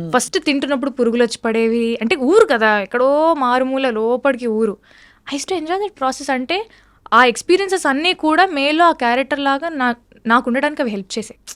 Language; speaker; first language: Telugu; native; Telugu